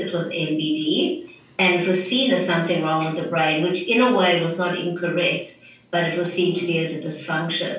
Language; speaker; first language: English; native; English